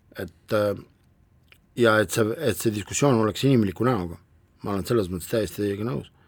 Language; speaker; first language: Estonian; non-native, local second language; Russian